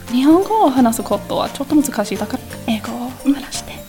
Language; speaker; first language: Japanese; non-native, learner; English